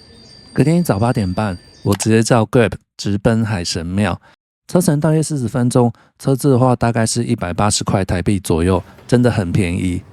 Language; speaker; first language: Chinese; native; Chinese